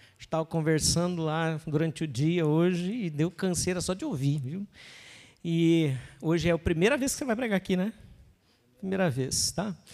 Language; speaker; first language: Portuguese; native; Portuguese